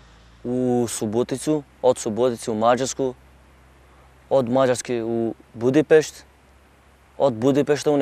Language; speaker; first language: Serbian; non-native, local second language; Romany